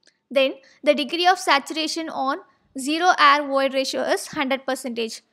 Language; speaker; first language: English; non-native, local second language; Tamil